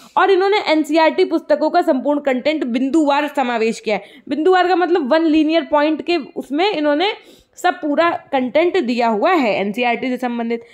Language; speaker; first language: Hindi; native; Hindi